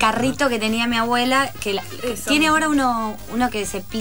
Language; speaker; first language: Spanish; native; Spanish